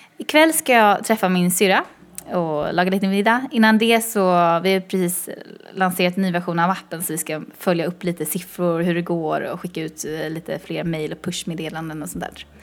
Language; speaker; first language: Swedish; early bilingual, other home language; Chinese